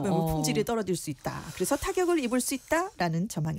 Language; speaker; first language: Korean; native; Korean